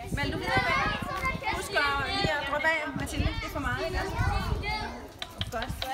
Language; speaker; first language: Danish; native; Danish